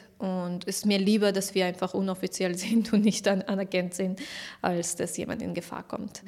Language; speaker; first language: German; non-native, fluent; Persian